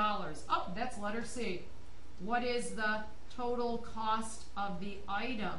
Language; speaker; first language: English; native; English